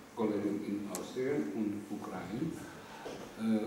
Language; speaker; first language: German; non-native, learner; Ukrainian